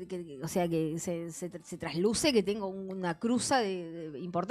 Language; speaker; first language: Spanish; native; Spanish